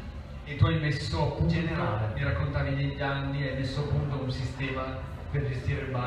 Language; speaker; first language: Italian; native; Italian